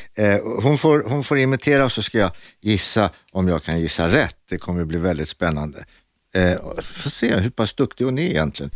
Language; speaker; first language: Swedish; native; Swedish